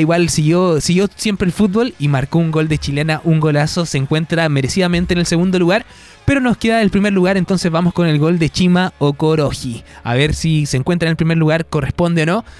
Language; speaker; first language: Spanish; native; Spanish